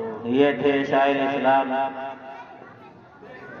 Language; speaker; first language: Urdu; native; Urdu